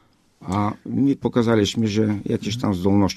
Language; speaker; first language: Polish; non-native, fluent; Bulgarian